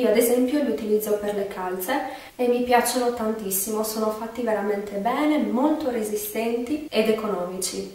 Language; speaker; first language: Italian; native; Italian